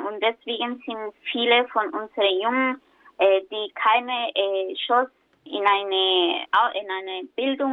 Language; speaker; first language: German; non-native, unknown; Spanish